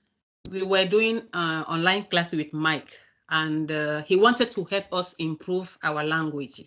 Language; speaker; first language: English; non-native, learner; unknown